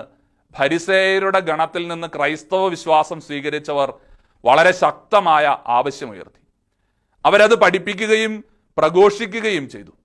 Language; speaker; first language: Malayalam; native; Malayalam